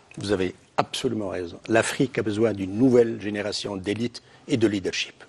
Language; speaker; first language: French; non-native, local second language; Arabic